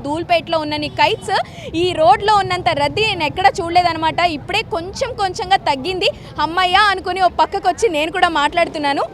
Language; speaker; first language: Telugu; native; Telugu